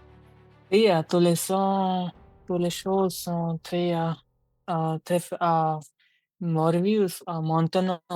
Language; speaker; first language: French; non-native, learner; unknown